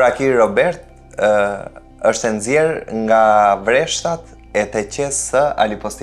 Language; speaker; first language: Albanian; native; Albanian